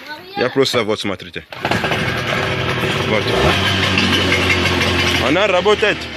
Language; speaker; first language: Russian; non-native, learner; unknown